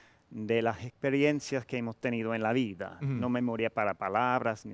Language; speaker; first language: Spanish; non-native, fluent; English